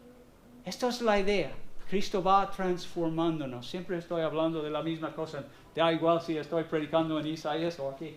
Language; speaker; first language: Spanish; non-native, fluent; English